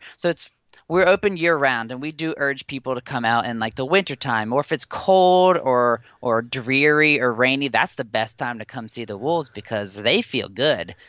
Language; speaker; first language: English; native; English